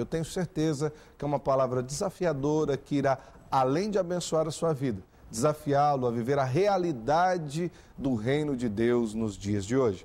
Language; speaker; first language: Portuguese; native; Portuguese